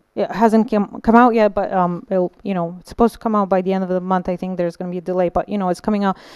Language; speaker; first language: English; non-native, fluent; Bulgarian